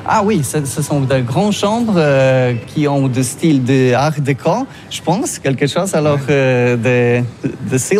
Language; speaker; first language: French; non-native, learner; Polish